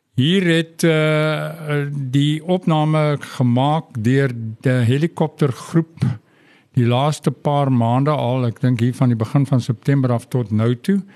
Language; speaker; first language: Afrikaans; non-native, local second language; English